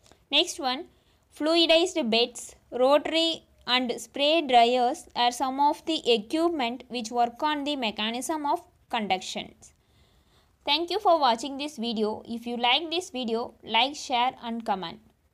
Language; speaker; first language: English; non-native, local second language; Tamil